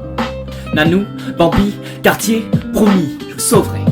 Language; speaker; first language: French; native; French